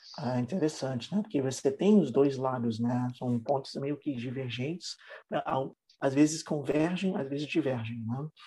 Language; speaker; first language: Portuguese; non-native, fluent; English